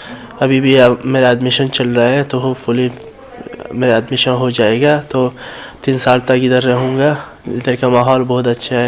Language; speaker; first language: Hindi; non-native, learner; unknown